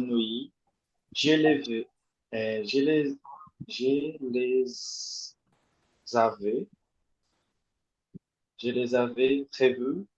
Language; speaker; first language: French; non-native, learner; Portuguese